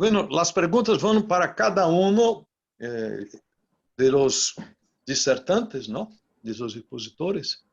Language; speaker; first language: Spanish; non-native, learner; Portuguese